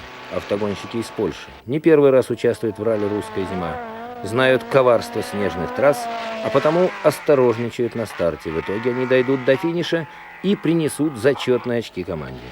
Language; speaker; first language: Russian; native; Russian